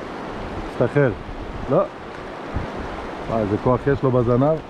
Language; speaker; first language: Hebrew; native; Hebrew